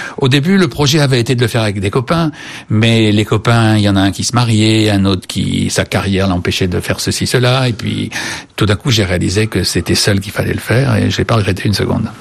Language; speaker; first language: French; native; French